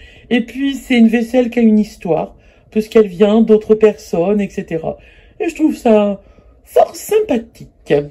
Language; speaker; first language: French; native; French